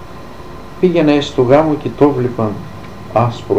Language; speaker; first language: Greek; native; Greek